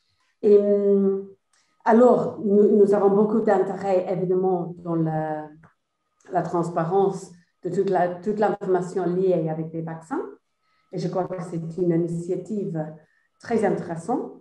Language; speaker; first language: French; non-native, fluent; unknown